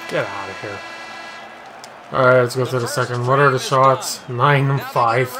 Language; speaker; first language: English; native; English